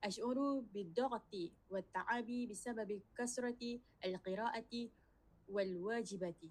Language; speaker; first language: Arabic; non-native, learner; Malay